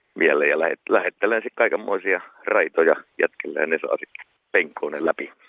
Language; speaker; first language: Finnish; native; Finnish